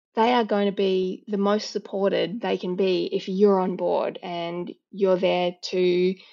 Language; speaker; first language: English; native; English